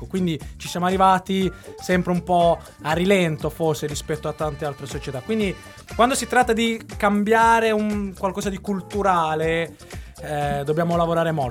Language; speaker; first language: Italian; native; Italian